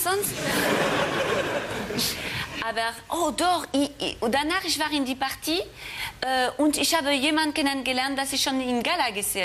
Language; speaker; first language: German; non-native, fluent; French